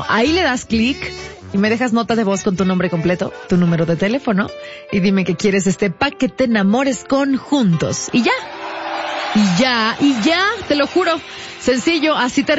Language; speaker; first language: Spanish; native; Spanish